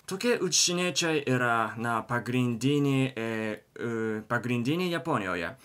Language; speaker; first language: Lithuanian; non-native, learner; Japanese